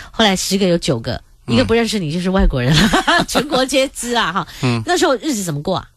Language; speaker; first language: Chinese; native; Chinese